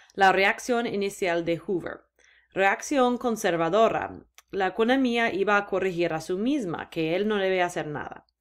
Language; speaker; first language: Spanish; non-native, fluent; English